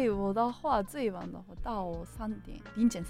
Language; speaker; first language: Chinese; non-native, fluent; Japanese